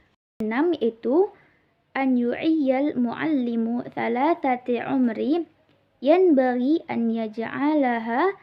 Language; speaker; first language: Arabic; non-native, learner; Indonesian